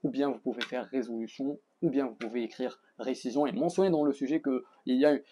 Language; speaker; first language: French; non-native, local second language; Arabic